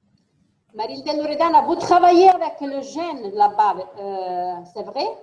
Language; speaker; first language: French; non-native, fluent; Italian